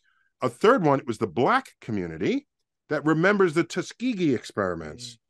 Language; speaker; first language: English; native; English